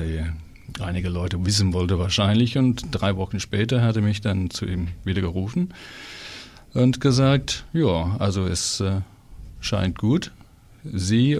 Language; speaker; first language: German; non-native, fluent; English